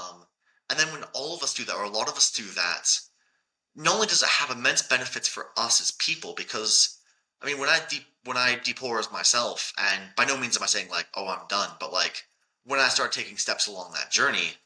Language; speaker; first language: English; native; English